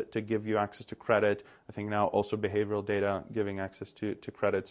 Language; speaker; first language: English; non-native, fluent; Greek